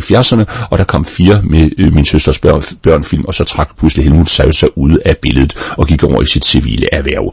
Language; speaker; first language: Danish; native; Danish